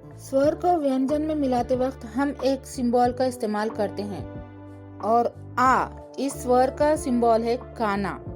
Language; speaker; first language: Urdu; native; Urdu